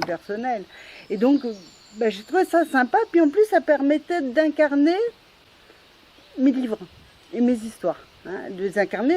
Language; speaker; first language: French; native; French